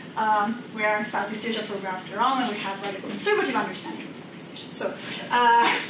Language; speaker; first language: English; non-native, fluent; Indonesian